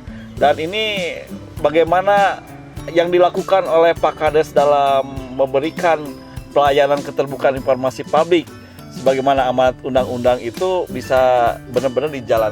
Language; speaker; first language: Indonesian; non-native, local second language; Sundanese